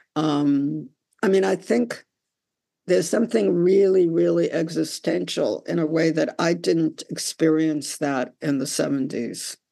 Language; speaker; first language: English; early bilingual, other home language; Polish